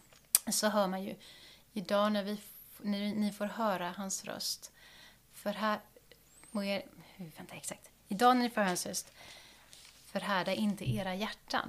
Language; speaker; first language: Swedish; native; Swedish